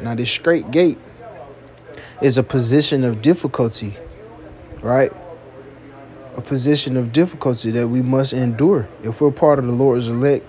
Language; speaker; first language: English; native; English